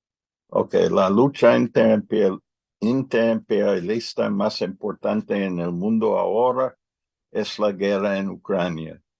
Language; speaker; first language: Spanish; non-native, learner; English